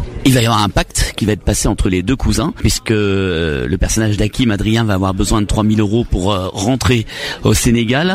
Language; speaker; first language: French; native; French